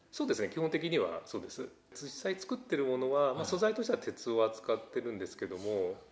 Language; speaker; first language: Japanese; native; Japanese